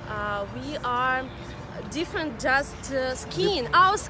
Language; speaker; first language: English; non-native, fluent; Russian